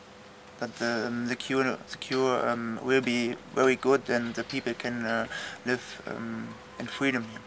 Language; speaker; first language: English; non-native, learner; German